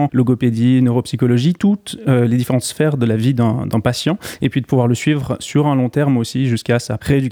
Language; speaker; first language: French; native; French